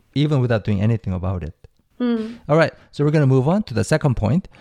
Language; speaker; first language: English; non-native, fluent; Korean